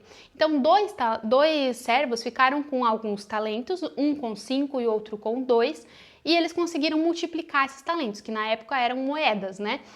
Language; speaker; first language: Portuguese; native; Portuguese